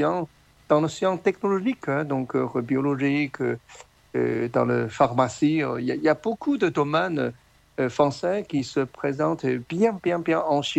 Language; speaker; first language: French; non-native, fluent; Chinese